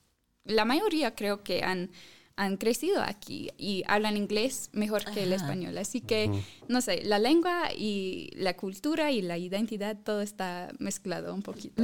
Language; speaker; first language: Spanish; non-native, fluent; English